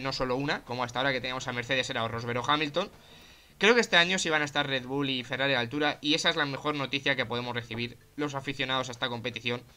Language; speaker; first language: Spanish; native; Spanish